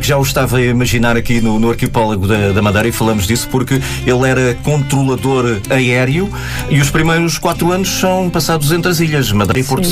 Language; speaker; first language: Portuguese; native; Portuguese